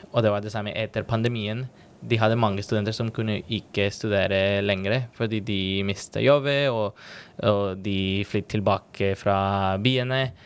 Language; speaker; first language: Norwegian; non-native, fluent; Spanish